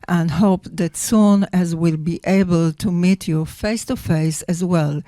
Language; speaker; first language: English; non-native, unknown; Hebrew